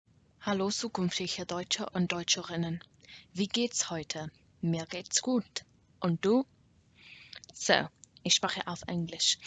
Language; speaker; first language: German; non-native, learner; English